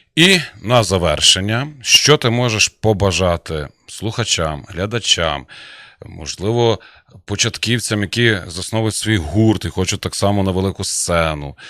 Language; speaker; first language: Ukrainian; native; Ukrainian